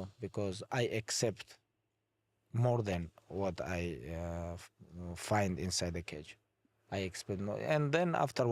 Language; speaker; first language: English; non-native, fluent; Avaric